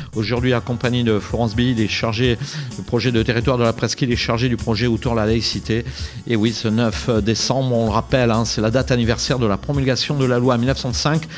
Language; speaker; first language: French; native; French